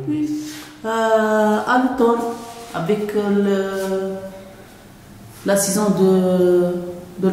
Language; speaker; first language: French; non-native, local second language; Arabic